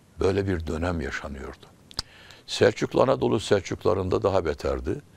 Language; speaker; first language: Turkish; native; Turkish